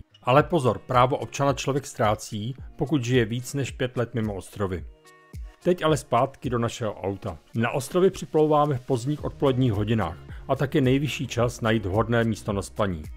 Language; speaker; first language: Czech; native; Czech